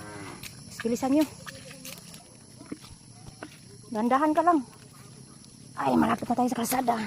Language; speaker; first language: Filipino; non-native, local second language; Cebuano